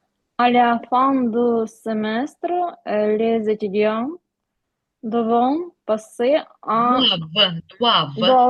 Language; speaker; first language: French; non-native, learner; Ukrainian